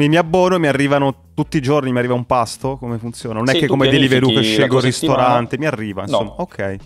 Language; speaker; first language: Italian; native; Italian